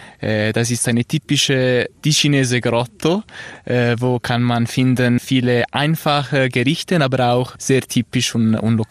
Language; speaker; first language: German; non-native, local second language; Italian